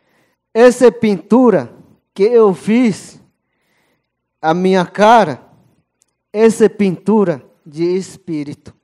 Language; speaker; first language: Portuguese; non-native, local second language; Yanomámi